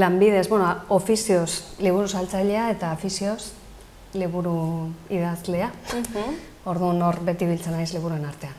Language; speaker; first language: Basque; non-native, local second language; Spanish